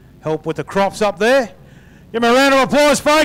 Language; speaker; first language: English; native; English